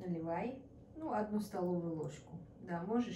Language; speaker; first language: Russian; native; Russian